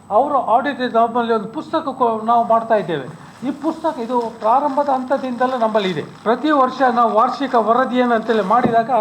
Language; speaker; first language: Kannada; native; Kannada